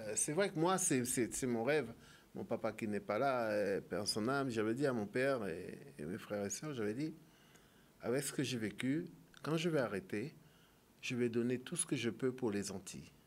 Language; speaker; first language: French; native; French